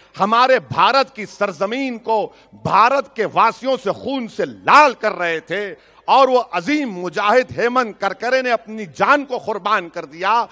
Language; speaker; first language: Hindi; non-native, local second language; Urdu